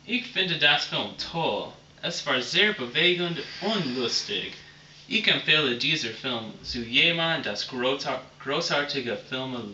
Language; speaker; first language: German; non-native, learner; English